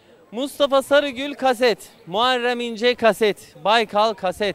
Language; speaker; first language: Turkish; native; Turkish